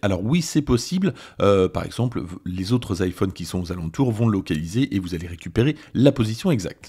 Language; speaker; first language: French; native; French